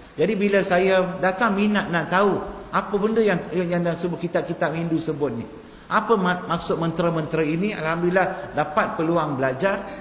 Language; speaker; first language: Malay; non-native, local second language; Tamil